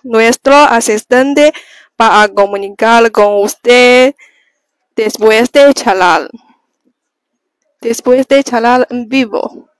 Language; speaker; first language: Spanish; non-native, learner; Chinese